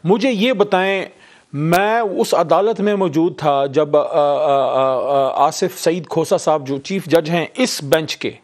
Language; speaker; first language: Urdu; native; Urdu